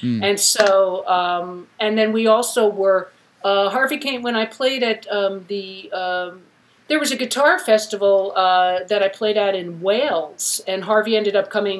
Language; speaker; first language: English; native; English